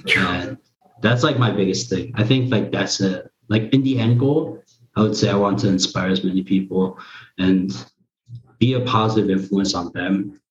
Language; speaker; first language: English; early bilingual, other home language; Korean